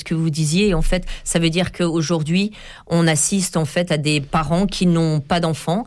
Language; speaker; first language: French; native; French